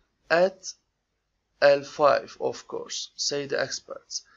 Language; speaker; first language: English; non-native, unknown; Turkish